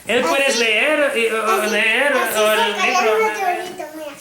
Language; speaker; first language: Spanish; non-native, learner; English